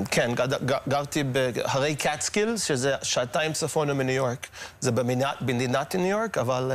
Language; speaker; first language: Hebrew; non-native, fluent; English